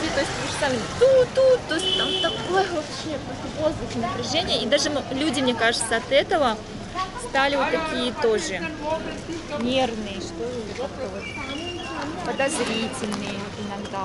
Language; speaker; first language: Russian; native; Russian